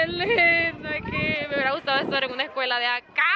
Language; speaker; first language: Spanish; native; Spanish